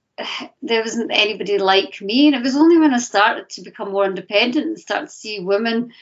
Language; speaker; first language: English; native; English